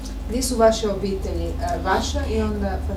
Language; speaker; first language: Croatian; native; Croatian